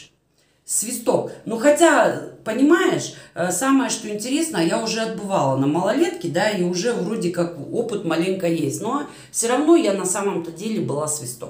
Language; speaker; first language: Russian; native; Russian